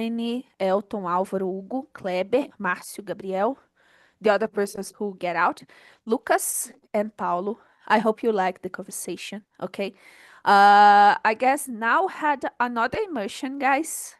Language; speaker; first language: English; non-native, learner; Portuguese